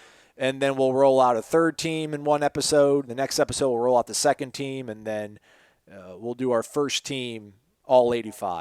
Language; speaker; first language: English; native; English